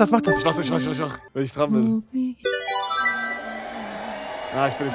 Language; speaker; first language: German; native; German